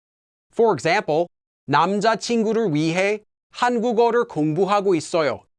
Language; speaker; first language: Korean; non-native, fluent; English